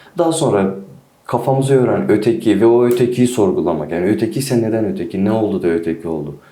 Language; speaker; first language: Turkish; non-native, local second language; Kurdish